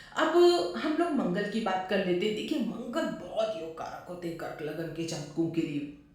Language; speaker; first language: Hindi; native; Hindi